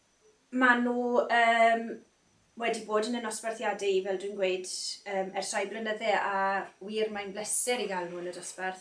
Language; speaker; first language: Welsh; native; Welsh